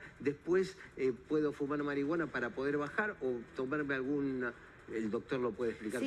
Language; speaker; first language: Spanish; native; Spanish